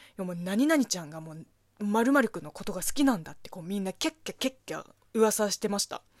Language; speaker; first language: Japanese; non-native, fluent; Chinese